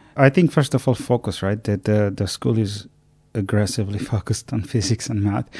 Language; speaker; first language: English; non-native, fluent; Armenian